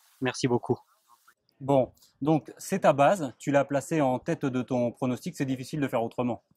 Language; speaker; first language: French; native; French